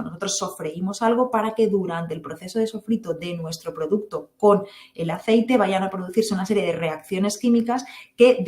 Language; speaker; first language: Spanish; native; Spanish